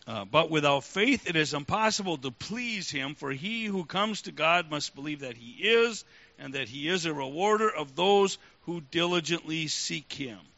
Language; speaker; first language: English; native; English